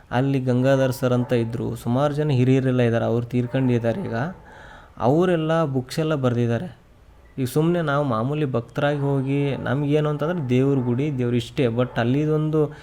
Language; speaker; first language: Kannada; native; Kannada